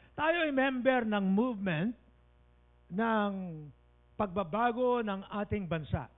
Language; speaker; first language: Filipino; native; Filipino